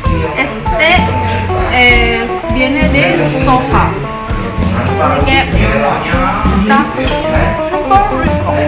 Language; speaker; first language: Spanish; non-native, learner; Indonesian